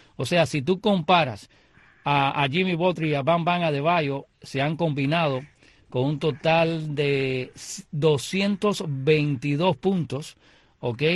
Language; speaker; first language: Spanish; native; Spanish